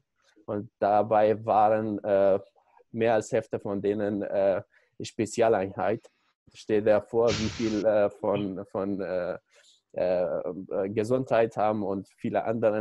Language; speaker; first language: German; non-native, learner; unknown